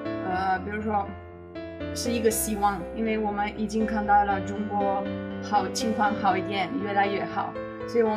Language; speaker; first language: Chinese; non-native, fluent; Italian